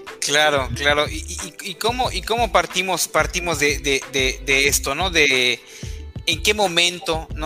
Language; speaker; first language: Spanish; native; Spanish